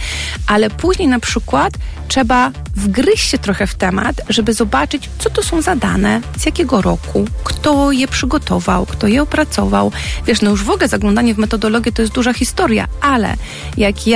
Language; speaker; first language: Polish; native; Polish